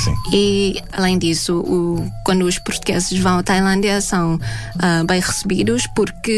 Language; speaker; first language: Portuguese; non-native, fluent; Thai